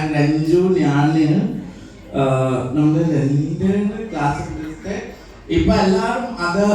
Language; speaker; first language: Malayalam; non-native, local second language; Assamese